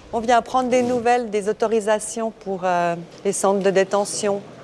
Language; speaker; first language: French; native; French